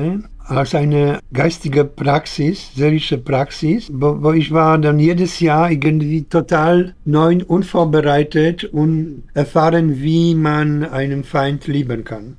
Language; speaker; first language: German; non-native, fluent; Polish